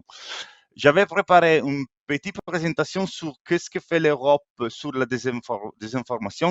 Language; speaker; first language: French; non-native, fluent; Italian